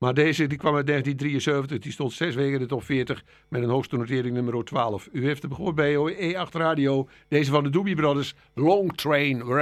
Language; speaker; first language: Dutch; native; Dutch